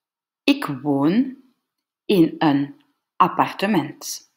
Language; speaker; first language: Dutch; non-native, fluent; French